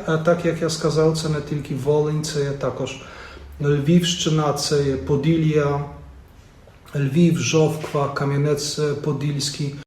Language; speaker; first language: Ukrainian; non-native, fluent; Polish